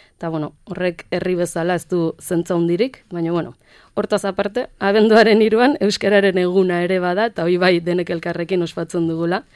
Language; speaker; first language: Basque; native; Basque